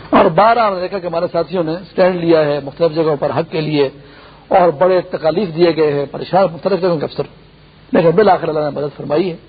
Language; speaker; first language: Urdu; non-native, local second language; Pashto